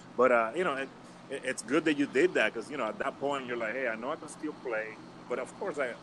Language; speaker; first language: English; early bilingual, other home language; Spanish